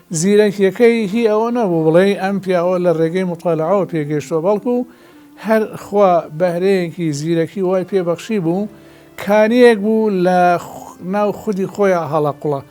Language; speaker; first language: Central Kurdish; non-native, local second language; Gurani